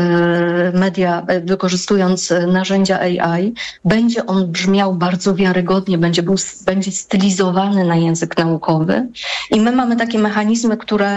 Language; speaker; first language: Polish; native; Polish